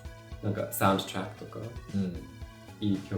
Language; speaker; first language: Japanese; non-native, learner; English